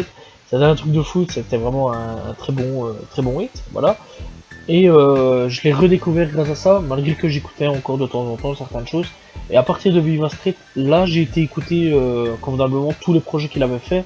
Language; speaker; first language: French; native; French